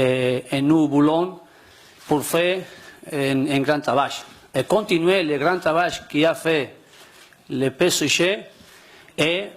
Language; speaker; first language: French; non-native, learner; Spanish